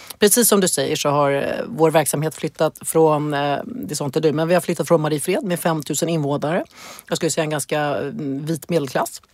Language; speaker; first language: Swedish; native; Swedish